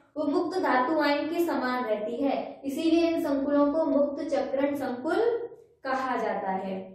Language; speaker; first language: Hindi; native; Hindi